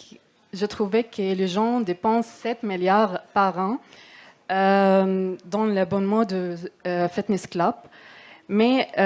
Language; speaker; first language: French; non-native, learner; Arabic